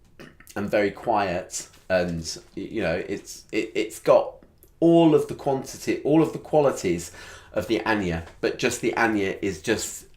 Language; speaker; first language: English; native; English